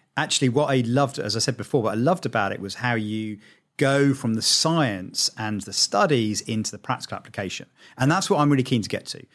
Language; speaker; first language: English; native; English